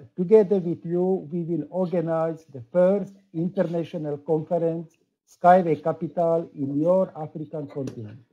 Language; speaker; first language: English; non-native, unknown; Slovak